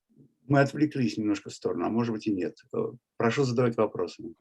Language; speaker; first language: Russian; native; Russian